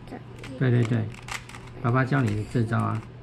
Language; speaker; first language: Chinese; native; Chinese